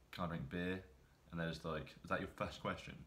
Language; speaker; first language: English; native; English